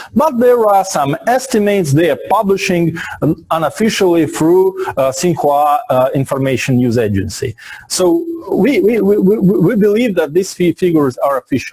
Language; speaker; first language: English; non-native, fluent; Russian